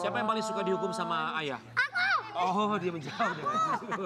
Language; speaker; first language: Indonesian; native; Indonesian